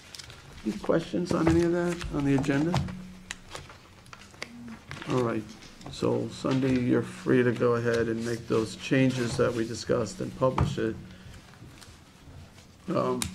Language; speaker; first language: English; native; English